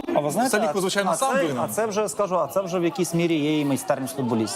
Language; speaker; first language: Ukrainian; native; Ukrainian